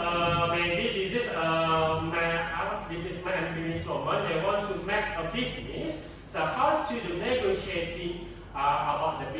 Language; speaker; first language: English; non-native, learner; Indonesian